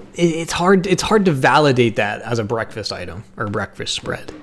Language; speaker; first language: English; native; English